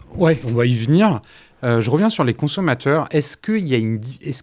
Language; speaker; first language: French; native; French